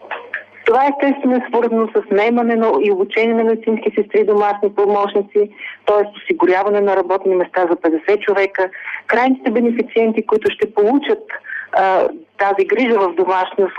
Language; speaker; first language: Bulgarian; native; Bulgarian